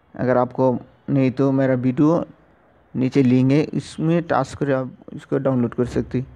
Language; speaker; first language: Hindi; non-native, learner; Bangla